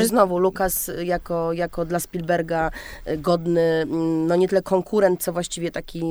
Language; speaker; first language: Polish; native; Polish